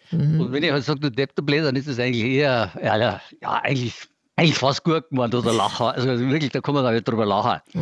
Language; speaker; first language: German; native; German